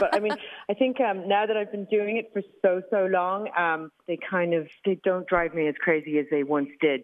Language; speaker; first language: English; native; English